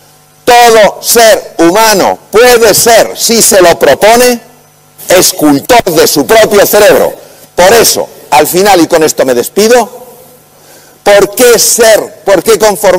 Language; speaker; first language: Spanish; native; Spanish